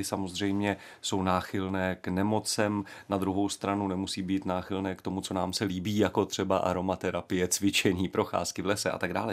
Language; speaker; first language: Czech; native; Czech